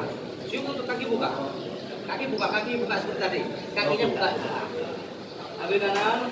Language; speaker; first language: Indonesian; native; Indonesian